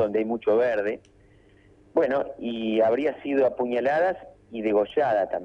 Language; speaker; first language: Spanish; native; Spanish